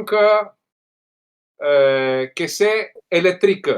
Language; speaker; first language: French; non-native, learner; Italian